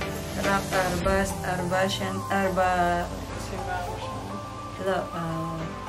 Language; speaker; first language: Hebrew; non-native, learner; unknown